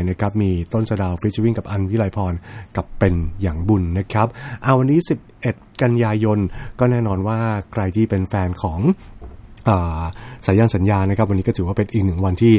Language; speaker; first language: Thai; native; Thai